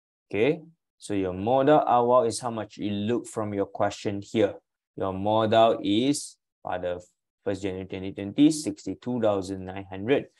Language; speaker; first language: English; non-native, local second language; Chinese